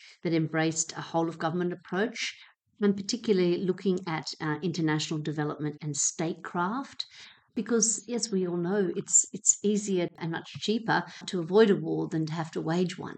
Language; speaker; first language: English; native; English